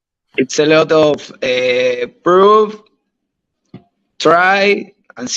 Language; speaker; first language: English; non-native, learner; Spanish